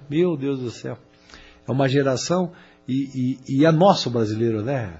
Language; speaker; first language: Portuguese; native; Portuguese